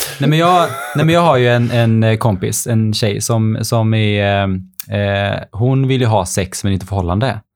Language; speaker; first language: Swedish; early bilingual, other home language; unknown